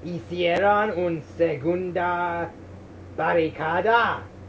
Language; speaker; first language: Spanish; non-native, learner; English